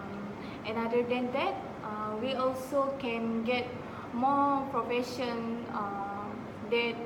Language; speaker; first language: English; non-native, local second language; Malay